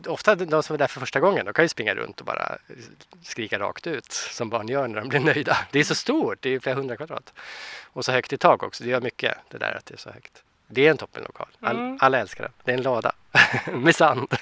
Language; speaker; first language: Swedish; native; Swedish